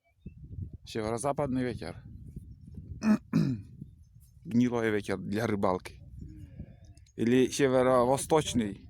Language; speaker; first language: Russian; native; Russian